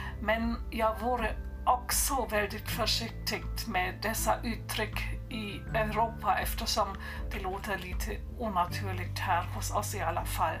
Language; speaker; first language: Swedish; non-native, fluent; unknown